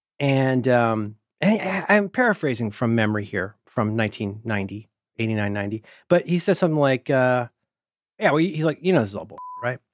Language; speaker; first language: English; native; English